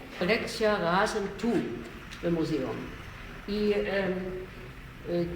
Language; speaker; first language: Polish; non-native, learner; German